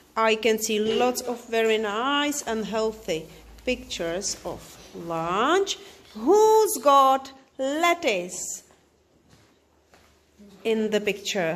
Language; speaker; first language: English; non-native, fluent; Czech